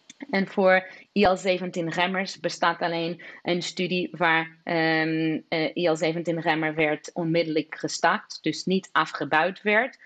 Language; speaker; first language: Dutch; non-native, fluent; Portuguese